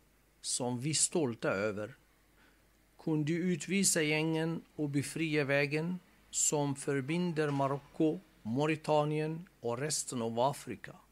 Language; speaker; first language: Swedish; non-native, fluent; Arabic